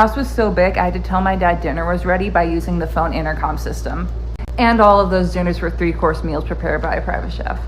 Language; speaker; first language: English; native; English